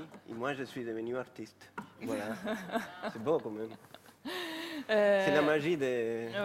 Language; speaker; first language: French; non-native, fluent; Spanish